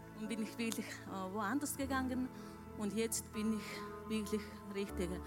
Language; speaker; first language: German; non-native, learner; Mongolian